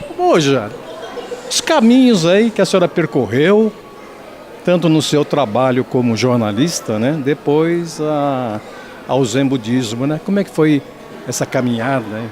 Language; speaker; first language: Portuguese; native; Portuguese